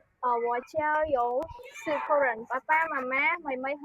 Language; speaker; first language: Chinese; non-native, learner; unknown